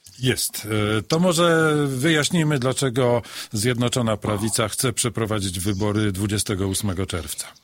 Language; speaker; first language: Polish; native; Polish